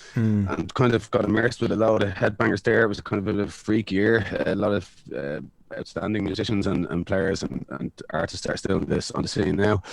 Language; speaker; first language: English; native; English